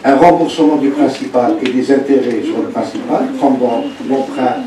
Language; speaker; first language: French; non-native, local second language; Arabic